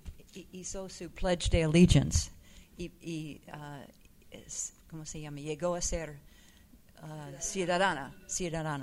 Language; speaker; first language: Spanish; non-native, fluent; English